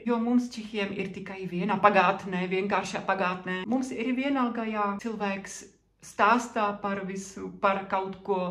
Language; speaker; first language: Latvian; non-native, fluent; Czech